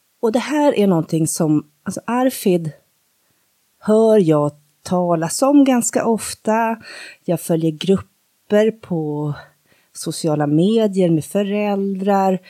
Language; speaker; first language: Swedish; native; Swedish